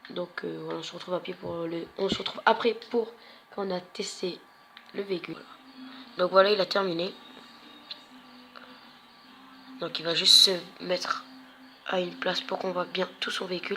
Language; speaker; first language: French; native; French